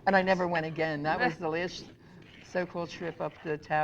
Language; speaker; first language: English; native; English